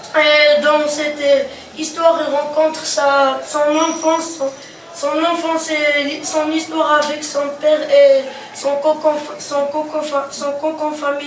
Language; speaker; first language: French; non-native, local second language; Arabic